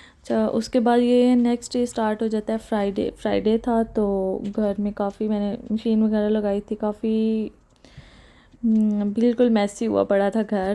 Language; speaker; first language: Urdu; native; Urdu